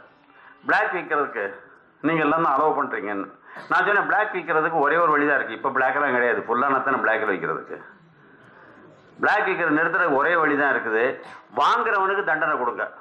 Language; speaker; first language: Tamil; native; Tamil